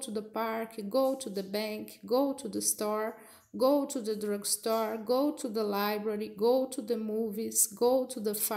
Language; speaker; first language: English; non-native, fluent; Portuguese